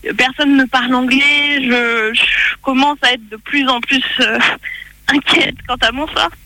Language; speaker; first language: French; native; French